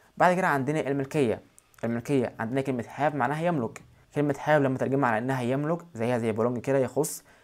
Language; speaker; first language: Arabic; native; Arabic